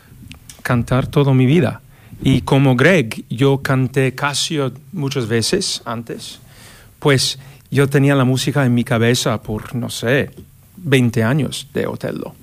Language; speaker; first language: Spanish; non-native, fluent; English